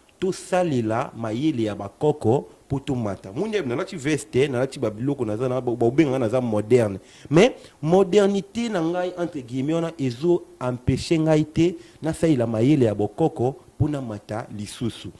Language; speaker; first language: Lingala; native; Lingala